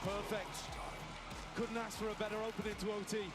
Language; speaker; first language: English; native; English